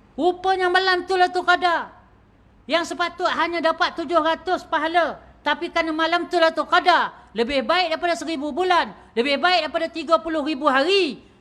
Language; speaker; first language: Malay; native; Malay